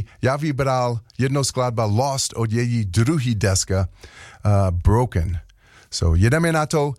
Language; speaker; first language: Czech; non-native, learner; English